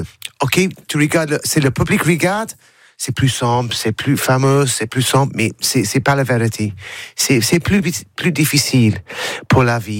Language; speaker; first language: French; non-native, learner; English